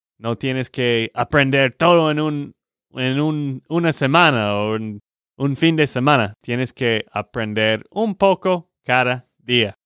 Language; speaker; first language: Spanish; non-native, fluent; English